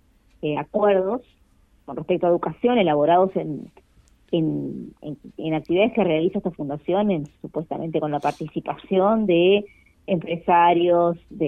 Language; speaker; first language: Spanish; native; Spanish